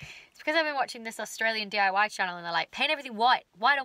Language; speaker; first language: English; native; English